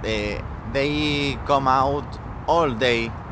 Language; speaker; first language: English; non-native, learner; Spanish